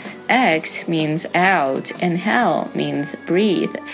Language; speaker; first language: English; non-native, fluent; Chinese